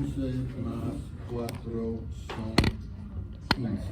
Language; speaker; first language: Spanish; non-native, learner; English